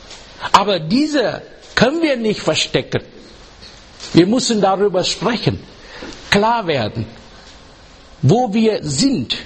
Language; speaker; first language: German; non-native, learner; English